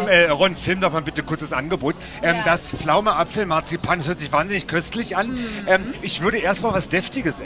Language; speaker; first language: German; native; German